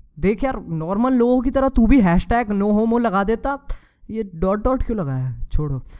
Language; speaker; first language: Hindi; native; Hindi